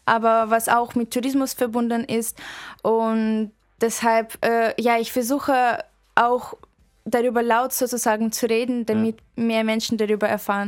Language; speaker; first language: German; non-native, fluent; Russian